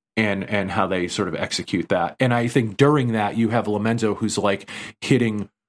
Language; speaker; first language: English; native; English